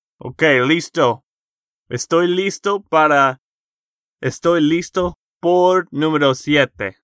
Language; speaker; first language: Spanish; non-native, fluent; English